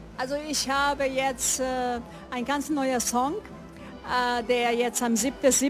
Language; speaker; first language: German; non-native, fluent; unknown